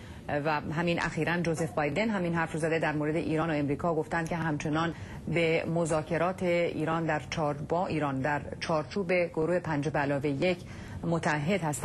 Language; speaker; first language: Persian; native; Persian